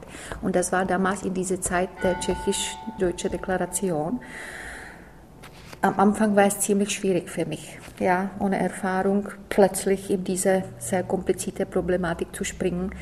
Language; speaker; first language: German; non-native, fluent; Czech